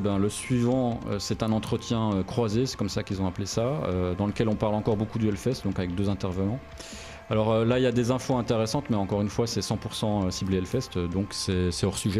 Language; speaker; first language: French; native; French